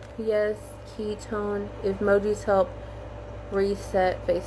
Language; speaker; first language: English; native; English